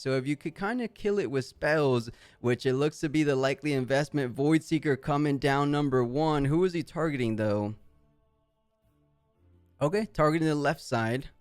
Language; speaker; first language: English; native; English